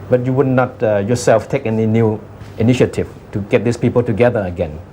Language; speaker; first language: English; non-native, fluent; Thai